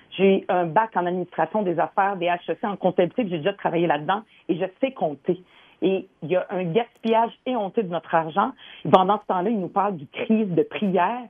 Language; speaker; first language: French; early bilingual, other home language; Arabic